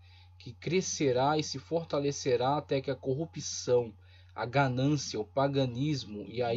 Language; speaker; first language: Portuguese; native; Portuguese